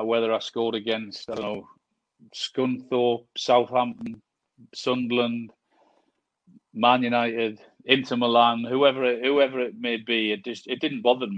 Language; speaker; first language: English; native; English